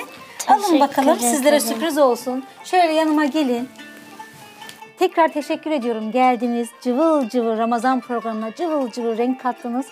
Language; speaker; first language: Turkish; native; Turkish